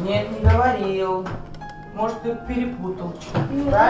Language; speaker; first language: Russian; non-native, local second language; Uzbek